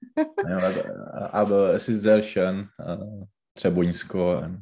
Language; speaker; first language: German; non-native, learner; Czech